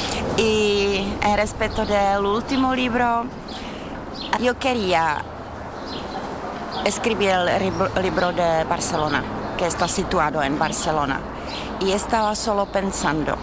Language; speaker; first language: Spanish; non-native, fluent; Czech